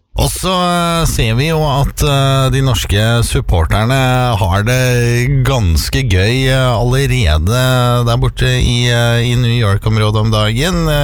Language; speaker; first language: Norwegian; native; Norwegian